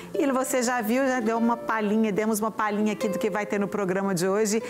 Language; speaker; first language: Portuguese; native; Portuguese